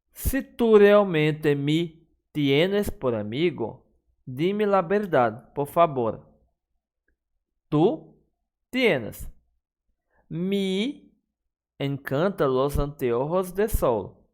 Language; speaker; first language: Spanish; non-native, fluent; Portuguese